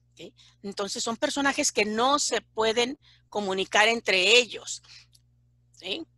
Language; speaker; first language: Spanish; native; Spanish